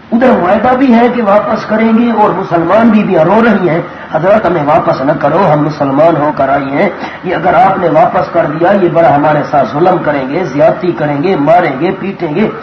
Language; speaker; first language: Urdu; non-native, local second language; Pashto